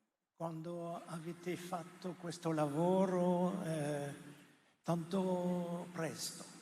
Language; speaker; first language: Italian; non-native, fluent; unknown